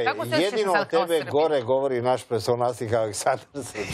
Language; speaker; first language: Serbian; native; Serbian